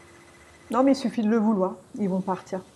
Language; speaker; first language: French; native; French